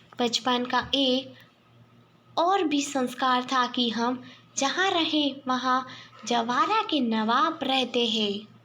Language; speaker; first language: Hindi; native; Hindi